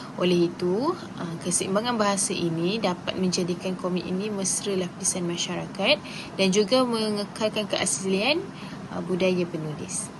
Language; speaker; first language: Malay; native; Malay